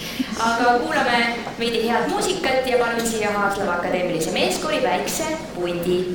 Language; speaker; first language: Estonian; native; Estonian